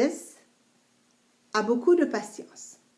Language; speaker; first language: French; non-native, fluent; English